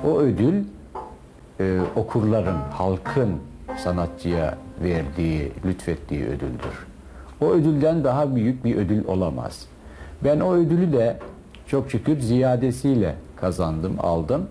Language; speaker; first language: Turkish; native; Turkish